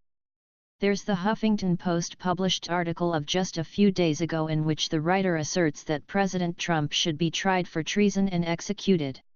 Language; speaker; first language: English; native; English